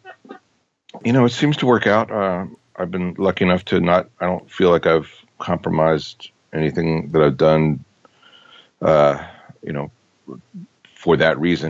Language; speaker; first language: English; native; English